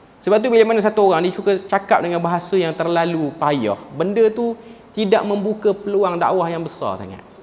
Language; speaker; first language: Malay; native; Malay